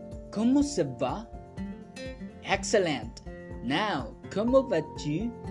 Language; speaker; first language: French; non-native, fluent; Spanish